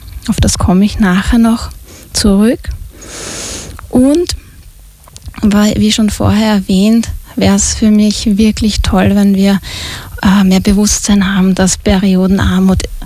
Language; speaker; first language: German; native; German